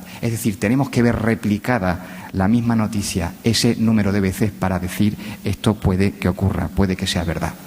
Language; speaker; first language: Spanish; native; Spanish